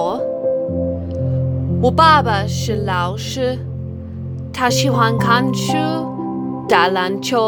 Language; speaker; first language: Chinese; non-native, learner; English